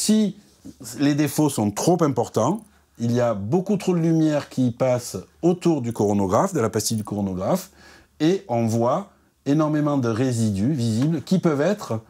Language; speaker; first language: French; native; French